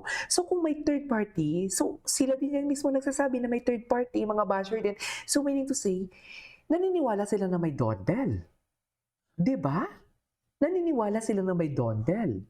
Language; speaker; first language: Filipino; native; Filipino